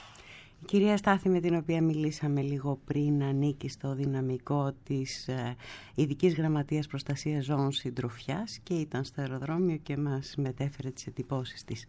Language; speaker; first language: Greek; native; Greek